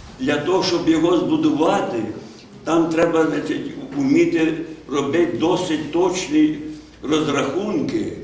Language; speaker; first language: Ukrainian; native; Ukrainian